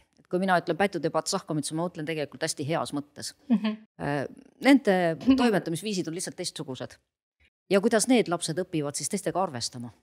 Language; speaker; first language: Estonian; native; Estonian